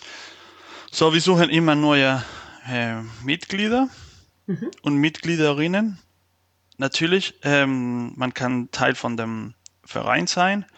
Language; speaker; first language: German; non-native, fluent; Spanish